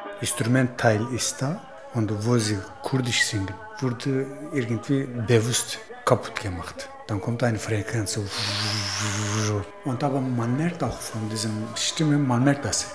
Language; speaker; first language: German; non-native, learner; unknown